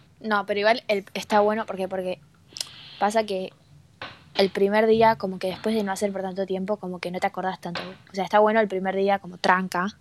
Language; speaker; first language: Spanish; native; Spanish